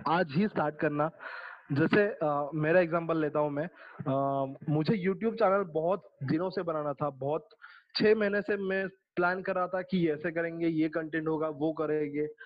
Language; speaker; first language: Hindi; non-native, local second language; Marathi